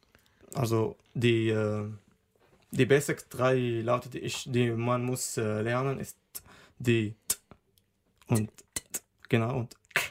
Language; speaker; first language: German; non-native, learner; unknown